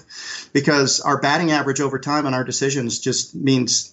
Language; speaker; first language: English; native; English